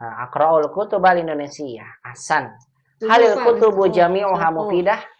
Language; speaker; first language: Arabic; non-native, fluent; Indonesian